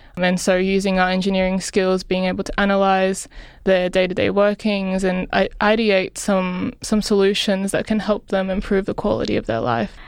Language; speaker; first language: English; non-native, local second language; Filipino